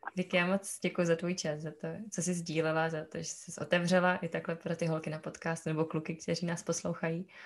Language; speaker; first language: Czech; native; Czech